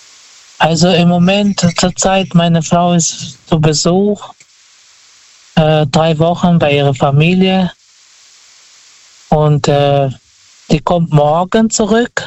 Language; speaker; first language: German; non-native, fluent; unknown